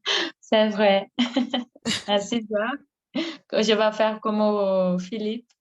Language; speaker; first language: French; non-native, learner; Portuguese